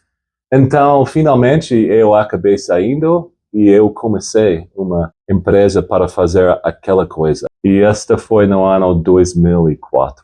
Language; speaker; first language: Portuguese; non-native, fluent; English